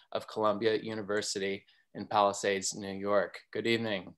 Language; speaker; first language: English; native; English